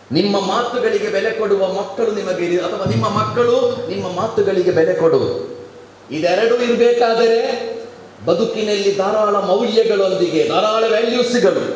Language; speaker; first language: Kannada; non-native, local second language; Malayalam